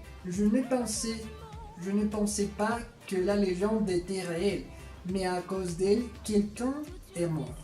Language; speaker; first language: French; non-native, fluent; Spanish